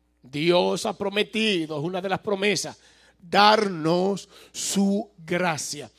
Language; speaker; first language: Spanish; native; Spanish